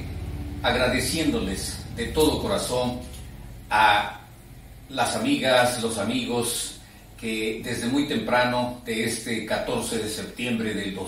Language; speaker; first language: Spanish; native; Spanish